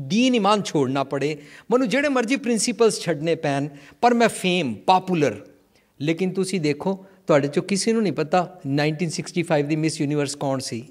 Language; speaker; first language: Hindi; non-native, local second language; Punjabi